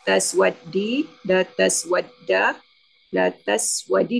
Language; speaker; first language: Arabic; non-native, learner; Indonesian